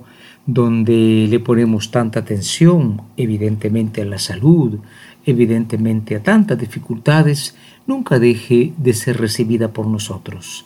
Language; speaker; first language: Spanish; native; Spanish